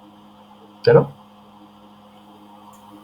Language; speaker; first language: Spanish; native; Spanish